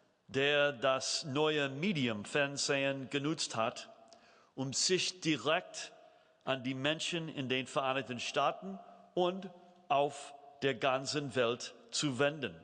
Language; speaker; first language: German; non-native, fluent; English